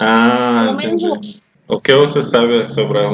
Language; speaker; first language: Portuguese; non-native, fluent; Russian